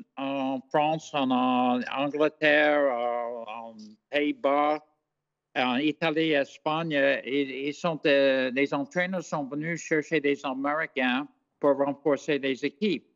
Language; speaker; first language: French; non-native, fluent; English